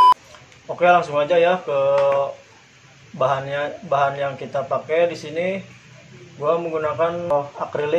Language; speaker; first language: Indonesian; native; Indonesian